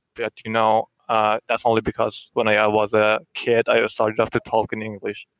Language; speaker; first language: English; non-native, fluent; Persian